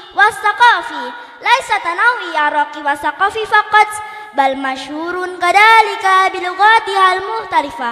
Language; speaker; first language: Arabic; non-native, learner; Indonesian